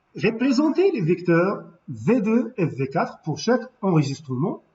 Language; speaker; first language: French; non-native, local second language; Arabic